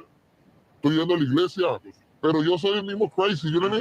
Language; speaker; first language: Spanish; native; Spanish